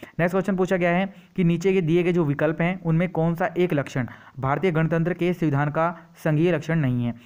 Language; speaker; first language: Hindi; native; Hindi